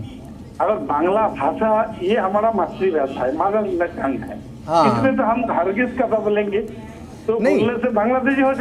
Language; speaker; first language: Hindi; non-native, local second language; Bangla